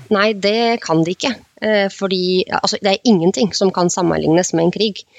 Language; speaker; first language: Norwegian; non-native, fluent; Russian